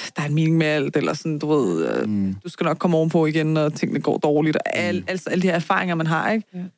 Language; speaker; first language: Danish; early bilingual, other home language; Persian